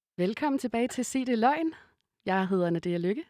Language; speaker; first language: Danish; native; Danish